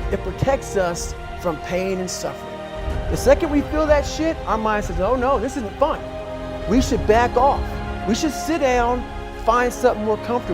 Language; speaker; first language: English; native; English